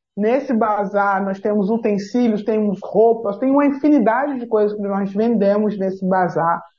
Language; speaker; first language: Portuguese; native; Portuguese